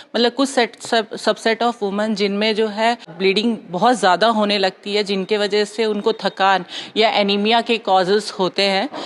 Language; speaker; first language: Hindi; non-native, local second language; Malayalam